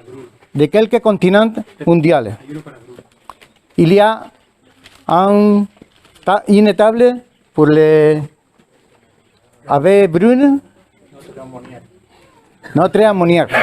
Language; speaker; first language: French; non-native, learner; Spanish